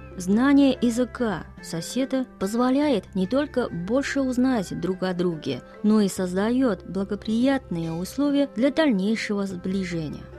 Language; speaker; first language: Russian; non-native, fluent; Chinese